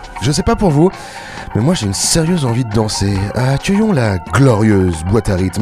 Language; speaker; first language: French; native; French